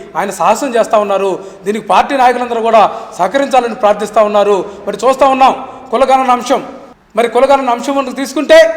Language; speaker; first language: Telugu; native; Telugu